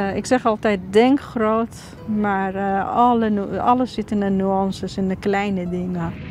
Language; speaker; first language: Dutch; non-native, fluent; Persian